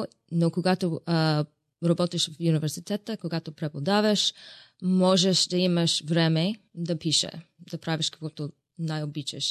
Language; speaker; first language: Bulgarian; non-native, learner; English